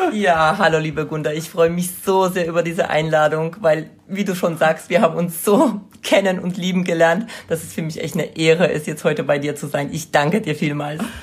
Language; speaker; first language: German; non-native, fluent; Polish